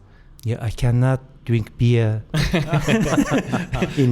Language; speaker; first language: English; non-native, learner; Japanese